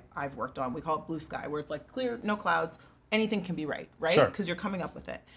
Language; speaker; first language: English; native; English